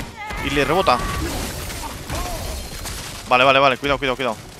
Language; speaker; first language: Spanish; native; Spanish